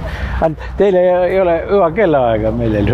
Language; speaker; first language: Finnish; non-native, learner; Estonian